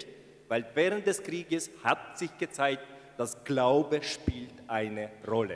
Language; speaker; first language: German; non-native, fluent; Ukrainian